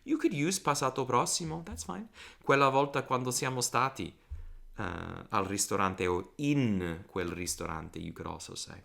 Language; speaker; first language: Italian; non-native, fluent; English